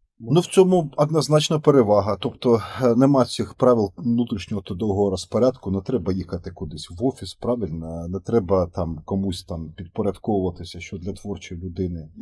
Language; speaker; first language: Ukrainian; native; Ukrainian